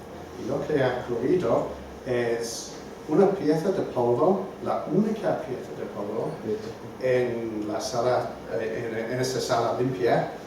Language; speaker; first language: Spanish; non-native, fluent; English